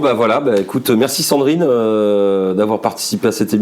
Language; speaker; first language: French; native; French